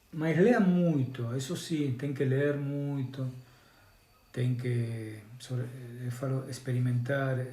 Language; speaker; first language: Portuguese; non-native, learner; Spanish